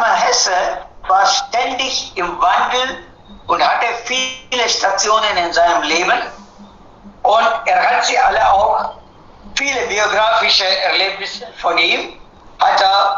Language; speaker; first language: German; non-native, fluent; Tamil